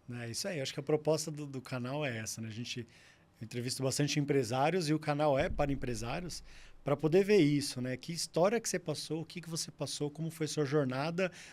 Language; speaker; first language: Portuguese; native; Portuguese